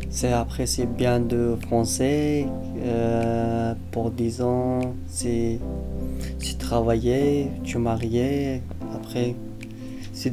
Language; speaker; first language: French; non-native, learner; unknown